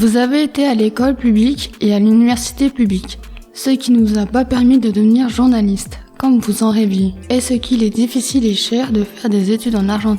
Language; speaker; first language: French; native; French